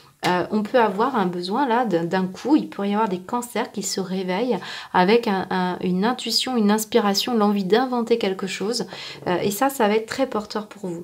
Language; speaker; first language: French; native; French